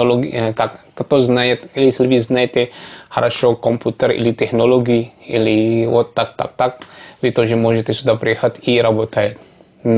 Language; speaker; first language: Russian; non-native, learner; Javanese